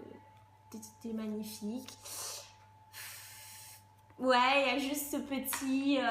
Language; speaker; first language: French; native; French